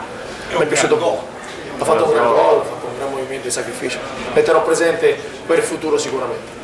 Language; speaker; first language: Italian; native; Italian